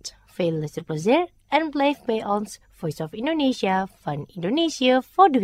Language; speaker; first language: Dutch; non-native, fluent; Indonesian